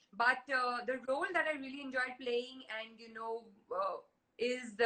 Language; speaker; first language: English; non-native, local second language; Hindi